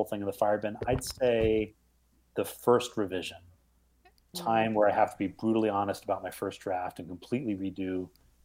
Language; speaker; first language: English; native; English